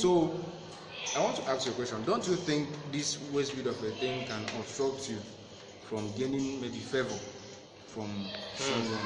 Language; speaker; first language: English; non-native, local second language; Igbo